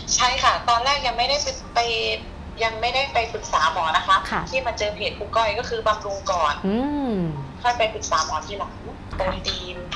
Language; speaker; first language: Thai; native; Thai